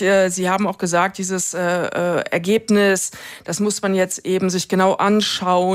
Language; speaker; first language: German; native; German